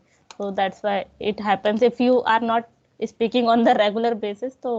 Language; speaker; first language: English; non-native, local second language; Hindi